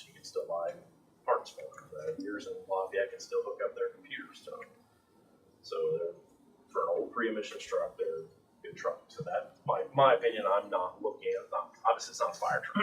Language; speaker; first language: English; native; English